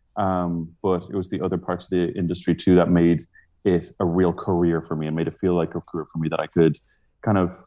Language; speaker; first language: English; native; English